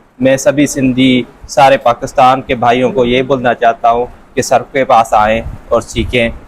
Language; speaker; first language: Urdu; non-native, local second language; Sindhi